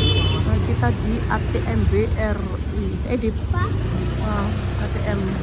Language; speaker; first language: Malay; non-native, local second language; Javanese